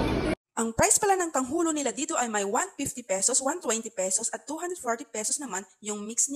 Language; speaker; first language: Filipino; native; Filipino